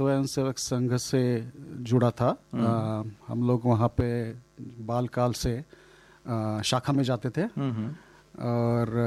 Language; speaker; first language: Hindi; non-native, local second language; Marathi